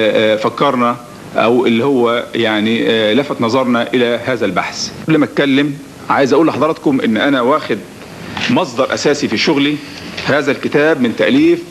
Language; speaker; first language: Arabic; native; Arabic